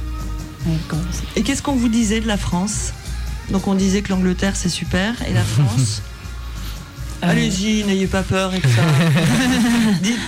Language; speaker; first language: French; native; French